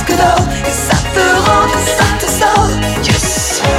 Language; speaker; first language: Spanish; early bilingual, heritage; Spanish